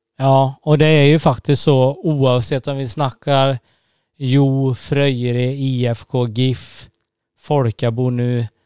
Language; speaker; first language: Swedish; native; Swedish